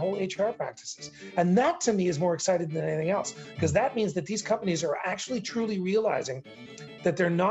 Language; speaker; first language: English; native; English